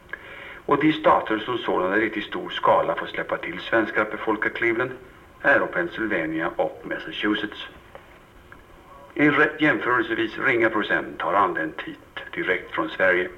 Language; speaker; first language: Swedish; native; Swedish